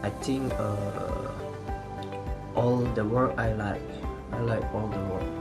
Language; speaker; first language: English; non-native, learner; Indonesian